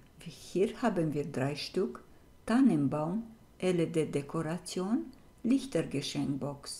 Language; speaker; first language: German; non-native, fluent; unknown